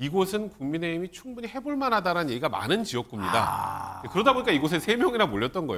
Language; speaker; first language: Korean; native; Korean